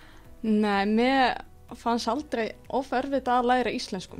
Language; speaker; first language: Icelandic; non-native, fluent; Russian